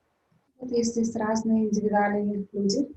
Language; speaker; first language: Russian; native; Russian